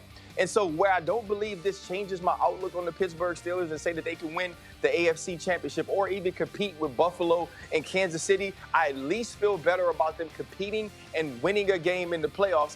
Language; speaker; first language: English; native; English